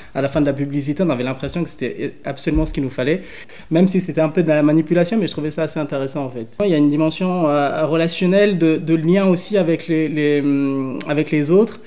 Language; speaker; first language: French; early bilingual, other home language; English